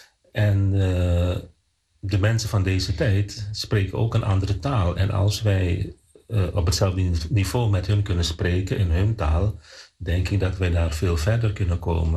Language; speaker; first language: Dutch; non-native, fluent; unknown